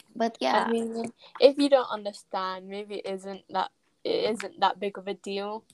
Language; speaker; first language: English; native; English